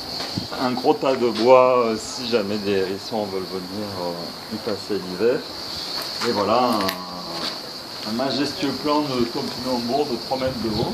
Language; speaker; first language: French; native; French